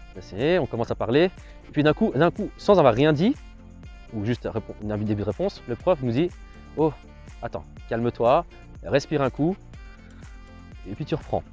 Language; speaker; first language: French; native; French